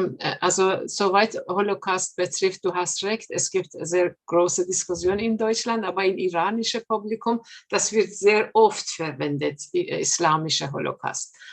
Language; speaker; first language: German; non-native, fluent; Persian